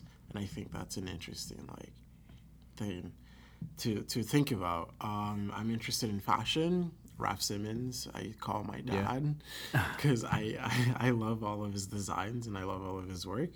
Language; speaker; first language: English; non-native, local second language; Yoruba